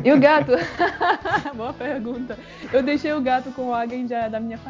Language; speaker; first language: Portuguese; non-native, fluent; French